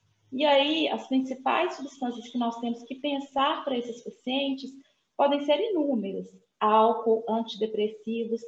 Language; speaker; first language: Portuguese; native; Portuguese